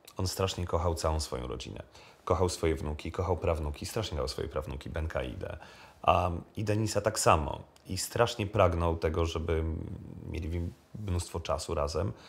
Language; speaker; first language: Polish; native; Polish